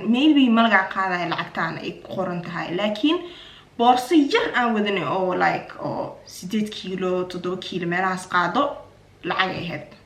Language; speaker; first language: Somali; early bilingual, heritage; Somali